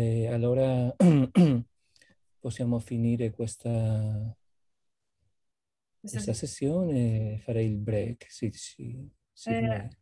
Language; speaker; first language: Italian; non-native, fluent; Spanish